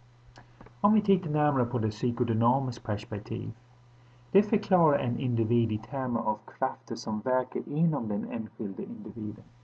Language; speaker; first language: Swedish; non-native, fluent; English